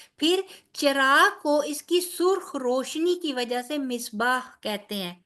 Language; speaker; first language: Urdu; non-native, local second language; Punjabi